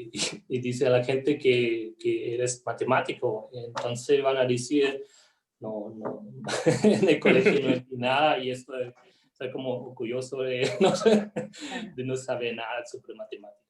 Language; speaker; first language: Spanish; non-native, fluent; German